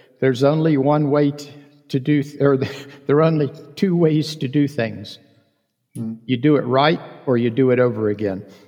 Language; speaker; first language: English; native; English